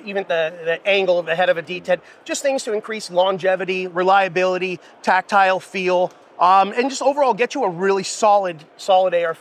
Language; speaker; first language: English; native; English